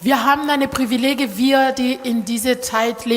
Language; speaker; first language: German; non-native, learner; Lingala